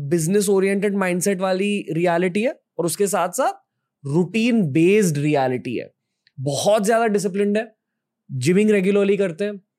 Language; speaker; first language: Hindi; native; Hindi